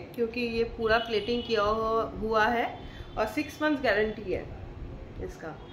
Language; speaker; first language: Hindi; non-native, local second language; Bangla